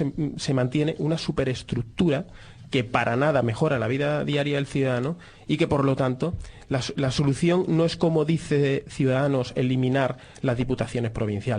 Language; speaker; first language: Spanish; native; Spanish